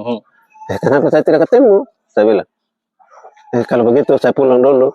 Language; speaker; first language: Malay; non-native, local second language; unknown